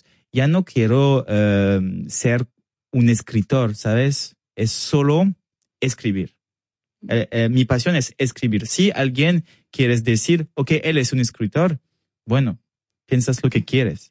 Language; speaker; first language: Spanish; non-native, learner; French